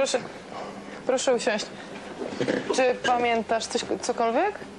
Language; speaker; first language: Polish; native; Polish